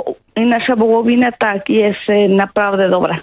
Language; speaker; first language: Polish; non-native, fluent; Spanish